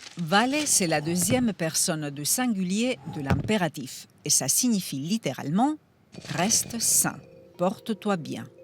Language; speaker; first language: French; non-native, fluent; Spanish